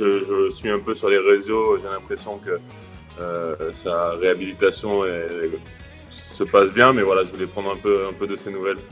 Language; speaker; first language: French; native; French